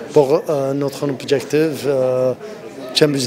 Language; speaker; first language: French; non-native, learner; Arabic